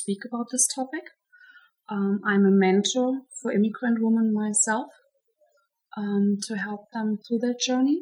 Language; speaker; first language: English; non-native, fluent; German